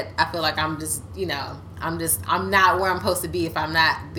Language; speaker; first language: English; native; English